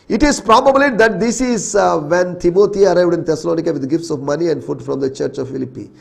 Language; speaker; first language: English; non-native, local second language; Telugu